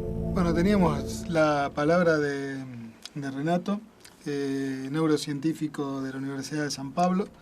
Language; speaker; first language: Spanish; native; Spanish